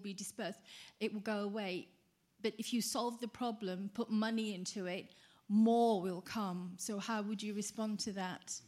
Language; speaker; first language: English; native; English